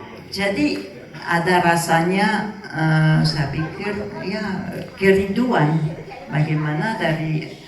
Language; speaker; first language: Indonesian; non-native, fluent; French